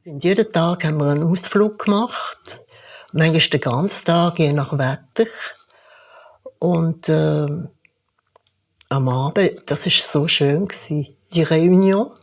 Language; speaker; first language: German; early bilingual, heritage; German